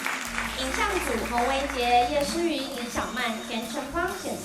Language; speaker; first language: Chinese; native; Chinese